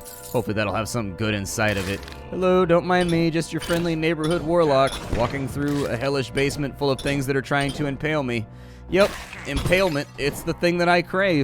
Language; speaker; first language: English; native; English